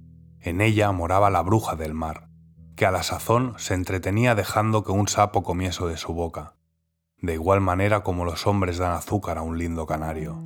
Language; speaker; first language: Spanish; native; Spanish